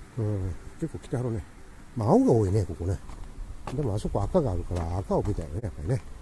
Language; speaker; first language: Japanese; native; Japanese